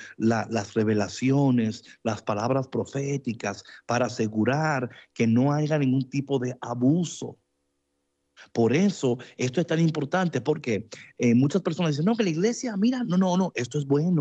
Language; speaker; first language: Spanish; native; Spanish